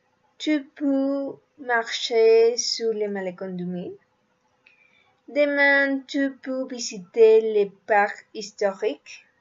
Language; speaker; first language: French; non-native, learner; Spanish